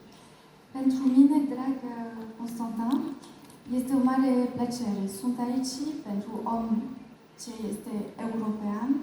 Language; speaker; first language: Romanian; non-native, learner; French